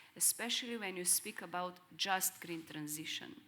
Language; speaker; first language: English; non-native, fluent; Slovenian